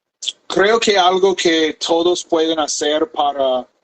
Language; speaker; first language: Spanish; non-native, fluent; English